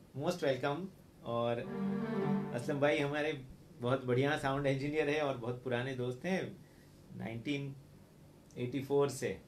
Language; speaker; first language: Hindi; non-native, local second language; Gujarati